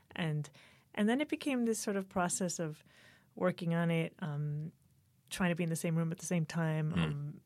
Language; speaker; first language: English; native; English